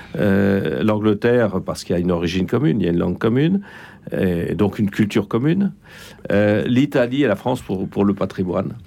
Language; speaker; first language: French; native; French